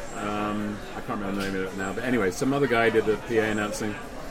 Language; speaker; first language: English; native; English